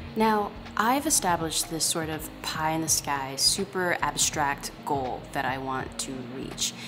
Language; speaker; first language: English; native; English